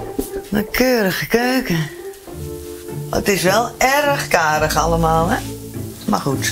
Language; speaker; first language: Dutch; native; Dutch